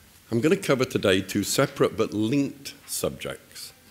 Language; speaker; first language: English; native; English